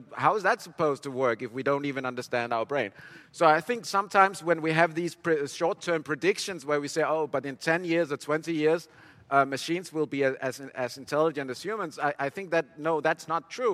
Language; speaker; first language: English; non-native, fluent; Danish